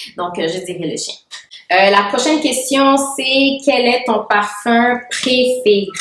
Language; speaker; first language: French; non-native, local second language; Haitian Creole